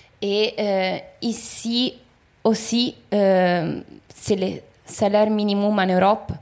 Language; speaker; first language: French; non-native, fluent; Italian